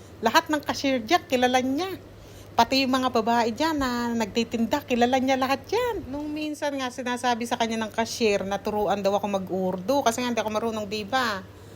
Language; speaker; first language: Filipino; native; Filipino